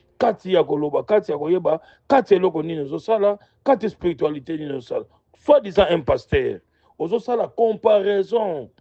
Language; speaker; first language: Lingala; non-native, local second language; Kongo